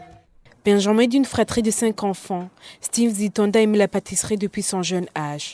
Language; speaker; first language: French; non-native, local second language; Rundi